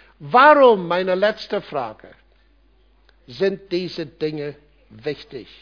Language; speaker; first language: German; non-native, fluent; English